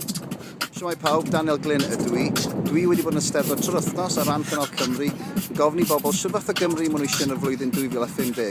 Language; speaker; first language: Welsh; native; Welsh